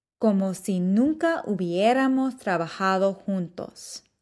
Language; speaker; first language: Spanish; non-native, fluent; English